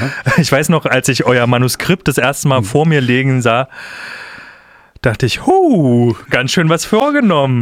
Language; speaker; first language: German; native; German